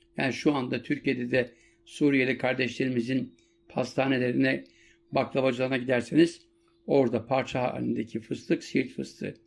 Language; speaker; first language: Turkish; native; Turkish